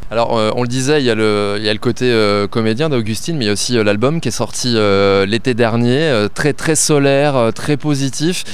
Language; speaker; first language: French; native; French